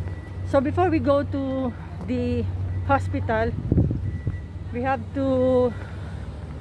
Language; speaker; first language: English; non-native, local second language; Filipino